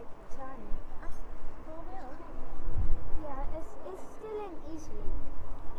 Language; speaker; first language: English; native; English